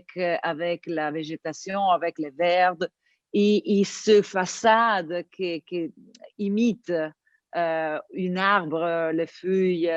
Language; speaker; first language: French; non-native, learner; Italian